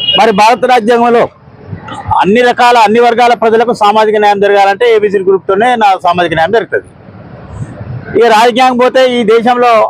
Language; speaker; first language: Telugu; native; Telugu